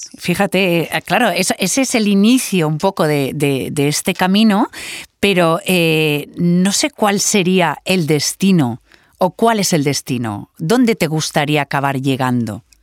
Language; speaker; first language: Spanish; native; Spanish